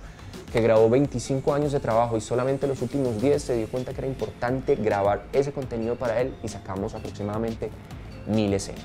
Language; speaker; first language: Spanish; native; Spanish